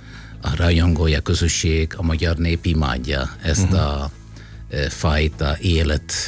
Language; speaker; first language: Hungarian; non-native, fluent; Italian